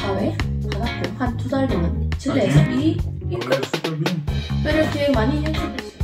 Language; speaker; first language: Korean; non-native, learner; Spanish